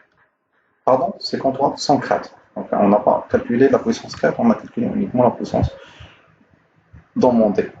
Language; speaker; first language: French; non-native, local second language; Arabic